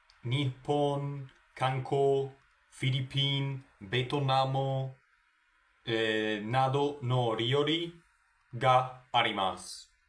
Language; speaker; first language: Japanese; non-native, learner; Spanish